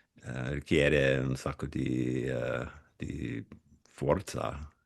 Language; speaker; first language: Italian; non-native, fluent; English